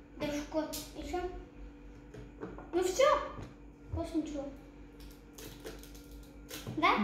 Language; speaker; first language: Russian; early bilingual, heritage; Tajik